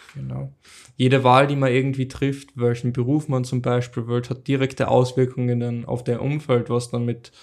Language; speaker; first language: German; native; German